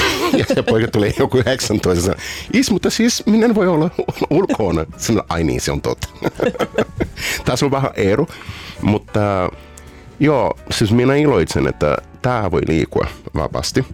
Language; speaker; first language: Finnish; non-native, learner; Portuguese